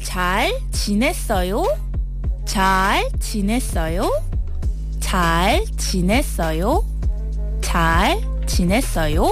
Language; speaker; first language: Korean; non-native, learner; Malay